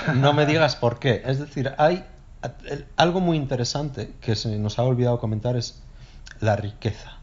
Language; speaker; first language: Spanish; native; Spanish